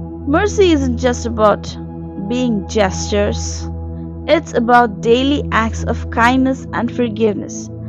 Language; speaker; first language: English; non-native, local second language; Telugu